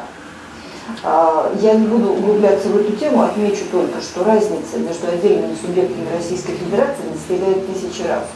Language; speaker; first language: Russian; native; Russian